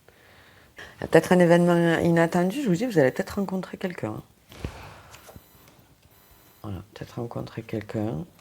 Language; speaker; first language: French; native; French